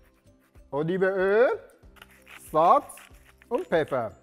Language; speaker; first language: German; non-native, learner; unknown